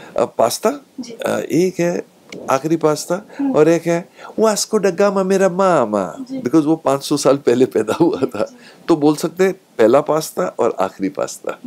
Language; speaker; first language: Hindi; native; Hindi